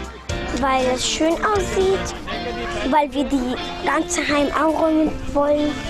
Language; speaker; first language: German; non-native, learner; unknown